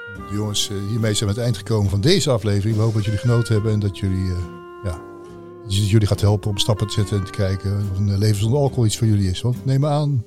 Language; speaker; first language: Dutch; native; Dutch